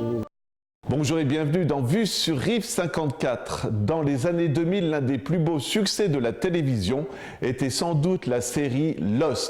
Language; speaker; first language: French; native; French